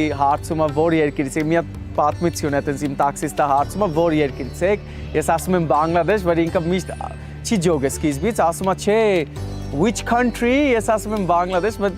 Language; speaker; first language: Armenian; non-native, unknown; Bangla